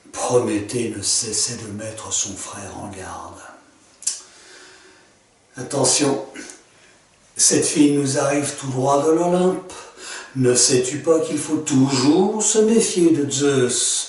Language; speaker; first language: French; native; French